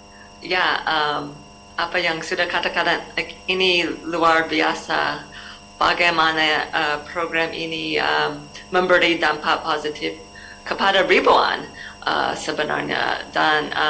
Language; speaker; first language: Indonesian; non-native, learner; English